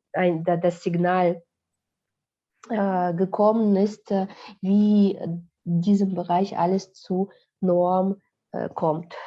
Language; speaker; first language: German; non-native, fluent; Russian